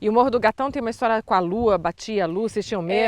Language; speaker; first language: Portuguese; native; Portuguese